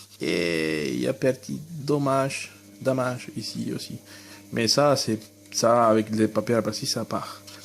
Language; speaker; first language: French; non-native, fluent; Spanish